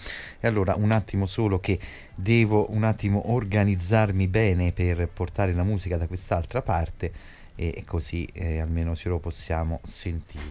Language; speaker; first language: Italian; native; Italian